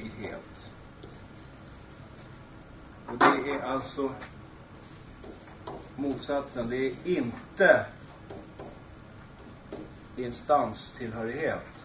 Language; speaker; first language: Swedish; native; Swedish